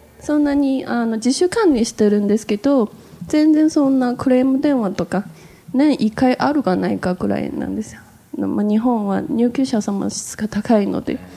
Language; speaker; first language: Japanese; non-native, fluent; Chinese